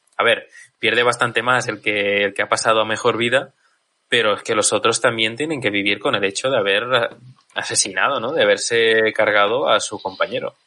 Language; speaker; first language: Spanish; native; Spanish